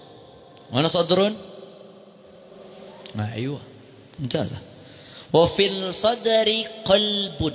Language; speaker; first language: Arabic; non-native, fluent; Indonesian